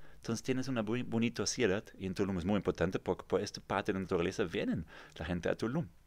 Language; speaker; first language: Spanish; non-native, fluent; German